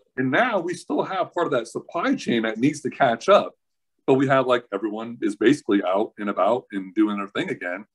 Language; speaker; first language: English; native; English